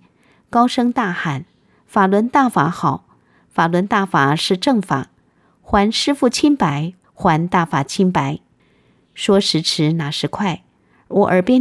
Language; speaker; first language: Chinese; native; Chinese